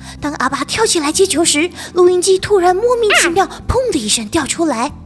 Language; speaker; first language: Chinese; native; Chinese